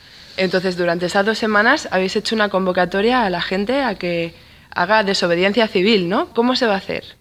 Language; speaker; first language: Spanish; native; Spanish